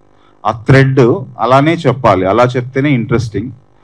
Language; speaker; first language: Telugu; native; Telugu